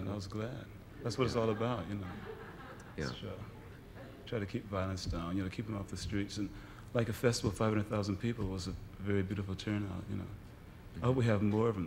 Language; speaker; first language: English; native; English